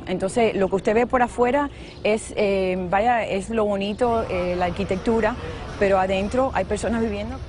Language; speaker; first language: Spanish; native; Spanish